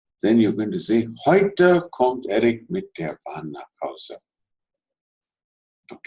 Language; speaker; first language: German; non-native, fluent; Telugu